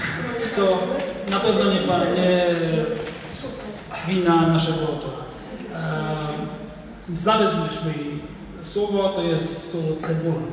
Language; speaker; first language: Polish; non-native, fluent; Georgian